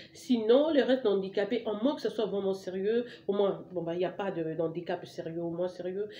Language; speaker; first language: French; non-native, local second language; Lingala